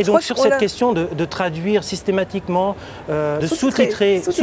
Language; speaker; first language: French; native; French